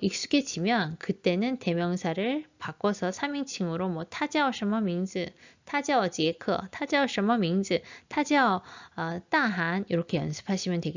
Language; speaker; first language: Chinese; non-native, learner; Korean